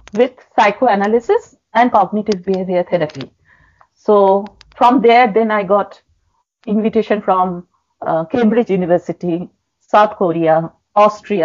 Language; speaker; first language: English; non-native, local second language; Bangla